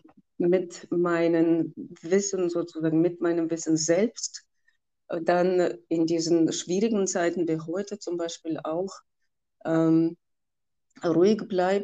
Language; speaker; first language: German; non-native, fluent; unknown